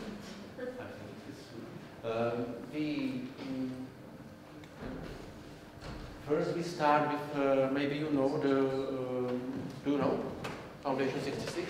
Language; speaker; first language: English; non-native, learner; Czech